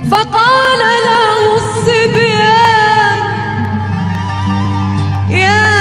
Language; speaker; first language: Arabic; non-native, fluent; Indonesian